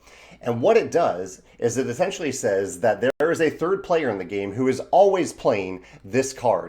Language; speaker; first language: English; native; English